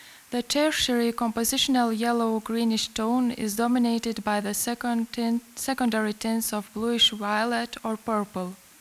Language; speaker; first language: English; non-native, fluent; Lithuanian